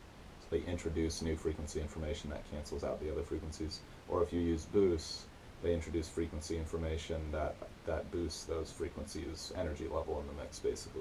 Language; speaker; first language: English; native; English